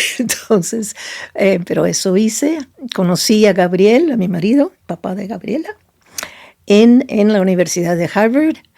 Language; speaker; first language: Spanish; non-native, fluent; Italian